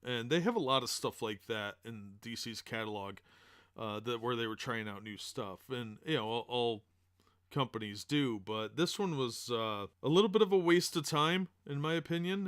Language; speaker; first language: English; native; English